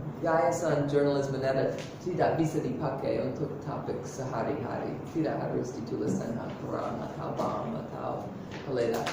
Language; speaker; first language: Indonesian; non-native, fluent; English